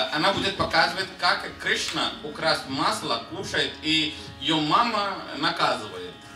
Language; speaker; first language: Russian; non-native, fluent; Hindi